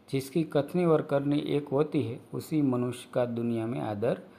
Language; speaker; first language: Hindi; non-native, local second language; Gujarati